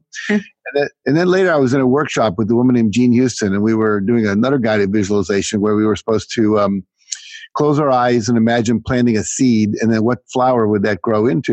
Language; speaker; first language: English; native; English